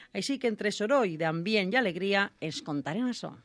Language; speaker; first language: Spanish; non-native, local second language; Catalan